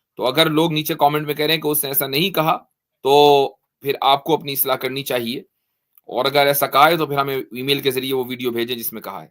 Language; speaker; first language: Urdu; native; Urdu